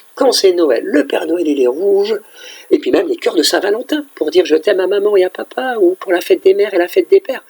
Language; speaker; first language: French; native; French